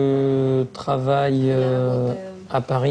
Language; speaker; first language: French; native; French